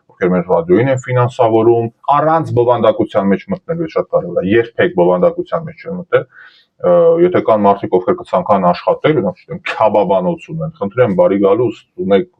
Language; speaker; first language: Armenian; early bilingual, heritage; Armenian